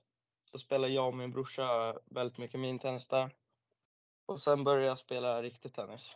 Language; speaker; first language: Swedish; native; Swedish